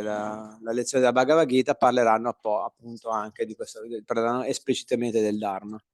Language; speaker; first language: Italian; native; Italian